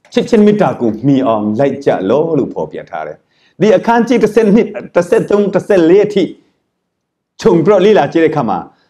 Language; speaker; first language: Burmese; non-native, local second language; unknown